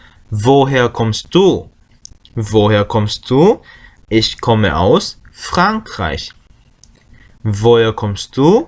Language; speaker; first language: German; non-native, learner; Korean